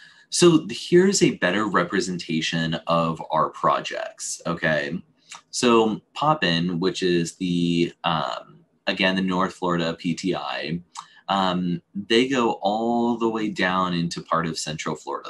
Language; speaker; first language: English; native; English